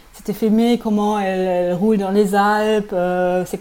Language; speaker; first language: French; non-native, learner; German